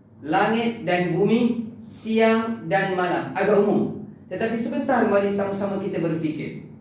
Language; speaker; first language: Malay; native; Malay